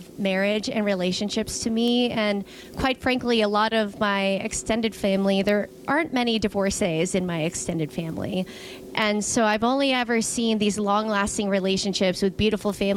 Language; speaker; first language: English; native; English